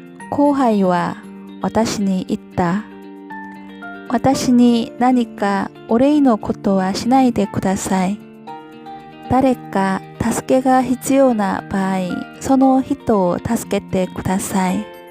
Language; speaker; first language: Japanese; non-native, learner; Korean